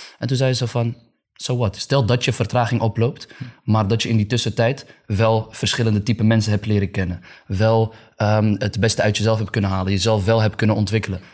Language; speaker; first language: Dutch; early bilingual, other home language; Arabic